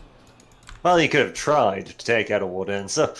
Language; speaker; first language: English; native; English